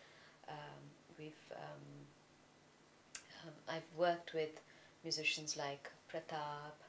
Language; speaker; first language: English; non-native, local second language; Tamil